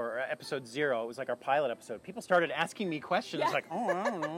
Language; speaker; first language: English; native; English